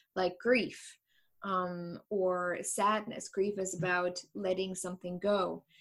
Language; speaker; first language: English; non-native, fluent; German